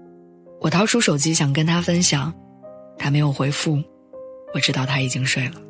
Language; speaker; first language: Chinese; native; Chinese